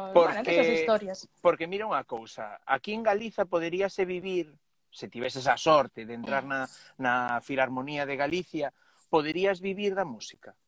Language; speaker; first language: Galician; non-native, local second language; Spanish